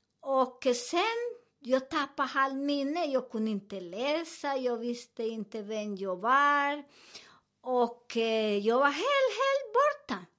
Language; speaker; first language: Swedish; non-native, fluent; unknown